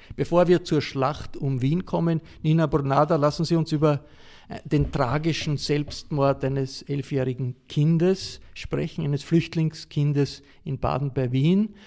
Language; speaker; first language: German; native; German